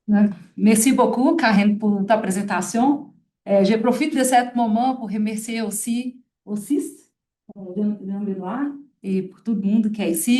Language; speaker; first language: French; non-native, fluent; Portuguese